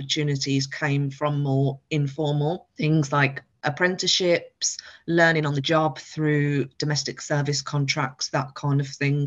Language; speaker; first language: English; native; English